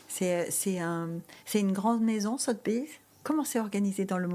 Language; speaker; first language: French; native; French